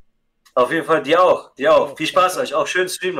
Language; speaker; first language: German; native; German